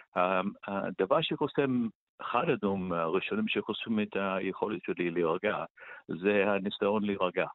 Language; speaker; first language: Hebrew; non-native, fluent; English